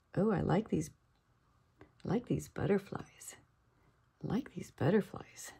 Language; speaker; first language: English; native; English